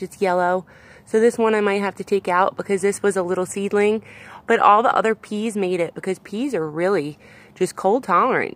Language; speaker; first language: English; native; English